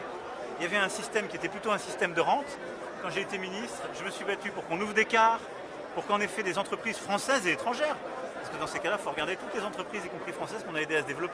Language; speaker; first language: French; native; French